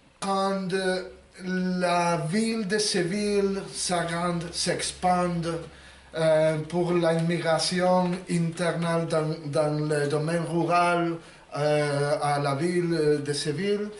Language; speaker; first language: French; non-native, learner; Spanish